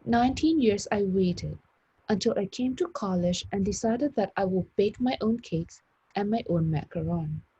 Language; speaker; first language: English; non-native, fluent; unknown